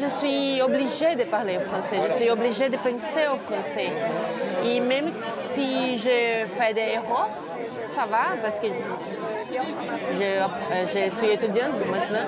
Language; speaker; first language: French; non-native, learner; Portuguese